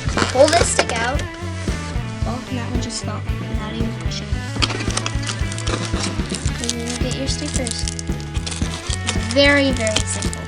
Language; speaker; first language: English; native; English